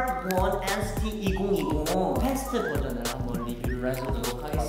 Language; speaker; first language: Korean; native; Korean